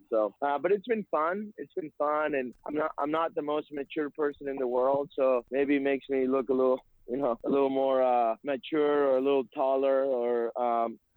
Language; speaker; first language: English; non-native, fluent; Spanish